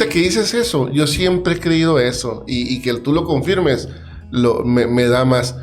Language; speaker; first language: Spanish; native; Spanish